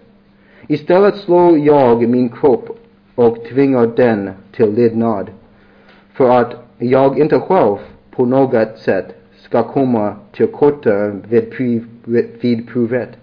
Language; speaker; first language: Swedish; non-native, learner; English